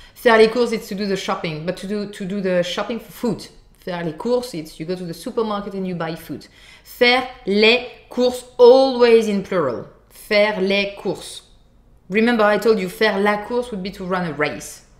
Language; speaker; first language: English; non-native, fluent; French